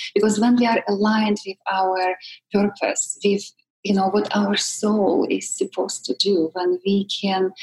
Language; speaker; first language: English; non-native, fluent; Russian